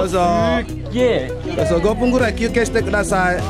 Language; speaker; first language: Japanese; non-native, learner; Indonesian